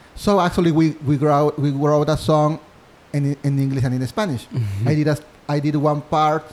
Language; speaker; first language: English; non-native, fluent; Spanish